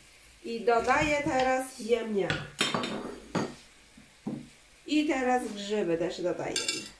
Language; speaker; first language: Polish; non-native, learner; Chinese